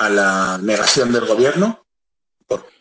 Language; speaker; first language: Spanish; native; Spanish